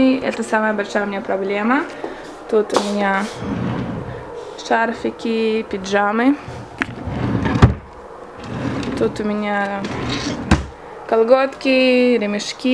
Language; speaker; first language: Russian; early bilingual, heritage; Russian